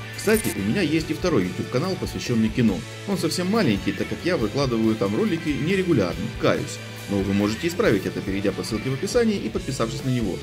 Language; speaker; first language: Russian; native; Russian